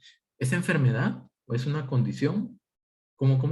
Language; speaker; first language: Spanish; native; Spanish